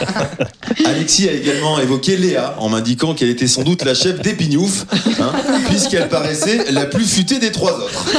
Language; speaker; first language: French; native; French